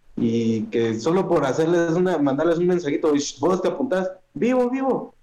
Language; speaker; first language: Spanish; native; Spanish